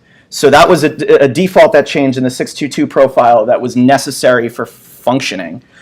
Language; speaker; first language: English; native; English